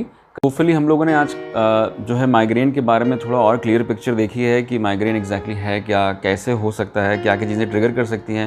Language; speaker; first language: Hindi; native; Hindi